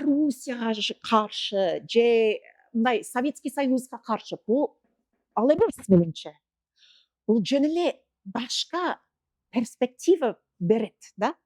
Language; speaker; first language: Kyrgyz; non-native, fluent; English